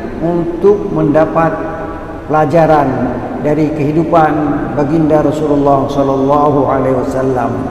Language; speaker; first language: Malay; non-native, local second language; Achinese